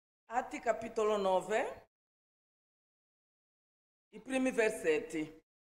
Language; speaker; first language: Italian; non-native, fluent; Kinyarwanda